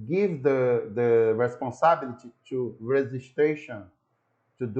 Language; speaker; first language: English; non-native, learner; Portuguese